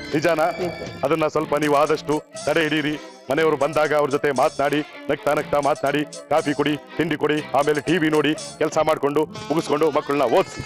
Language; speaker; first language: Kannada; native; Kannada